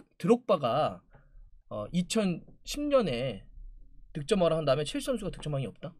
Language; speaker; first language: Korean; native; Korean